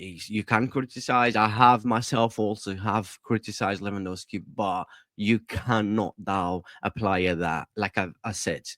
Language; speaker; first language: English; non-native, fluent; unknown